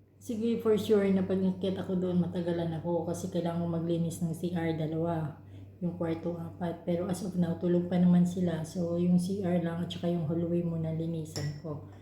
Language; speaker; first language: Filipino; non-native, local second language; Cebuano